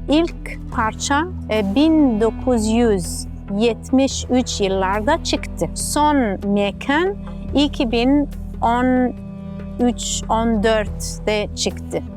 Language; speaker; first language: Turkish; non-native, learner; Italian